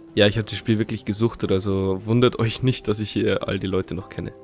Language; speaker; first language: German; native; German